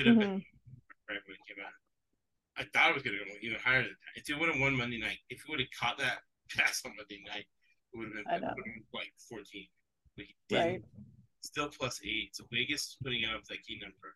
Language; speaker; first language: English; early bilingual, other home language; Spanish